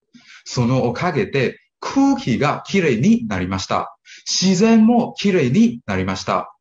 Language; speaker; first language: Japanese; non-native, learner; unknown